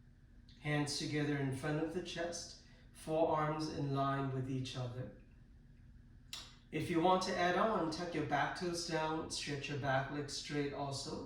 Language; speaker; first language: English; native; English